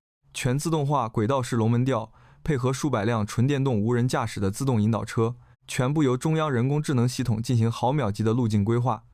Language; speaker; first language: Chinese; native; Chinese